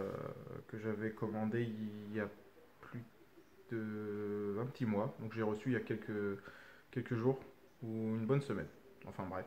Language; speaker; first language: French; native; French